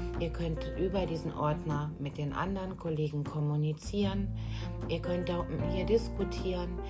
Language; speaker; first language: German; native; German